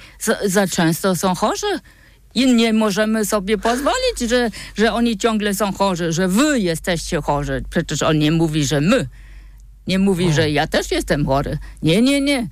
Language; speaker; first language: Polish; non-native, fluent; German